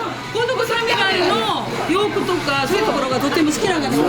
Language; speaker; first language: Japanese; non-native, fluent; Korean